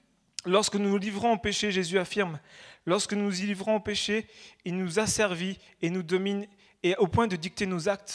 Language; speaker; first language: French; native; French